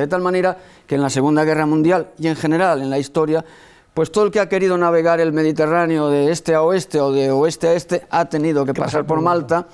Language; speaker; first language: Spanish; native; Spanish